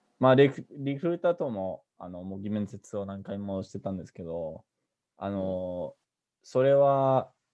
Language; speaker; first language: Japanese; non-native, fluent; English